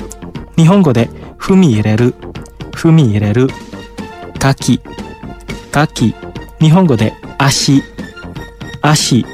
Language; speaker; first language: Japanese; non-native, fluent; Indonesian